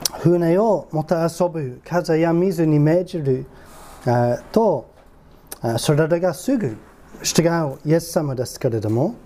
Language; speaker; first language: Japanese; non-native, fluent; English